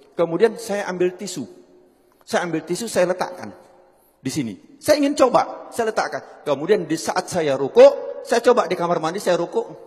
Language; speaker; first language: Indonesian; native; Indonesian